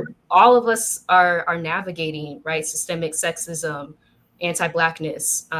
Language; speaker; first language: English; native; English